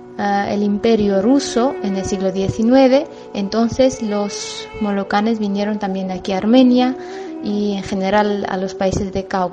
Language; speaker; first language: Spanish; non-native, fluent; Armenian